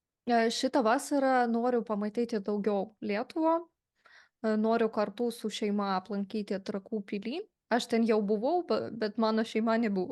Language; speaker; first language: Lithuanian; non-native, fluent; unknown